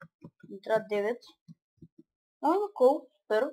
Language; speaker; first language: Bulgarian; early bilingual, other home language; Russian